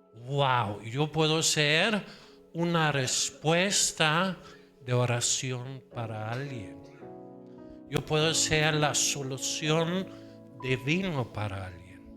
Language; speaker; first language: Spanish; non-native, fluent; Danish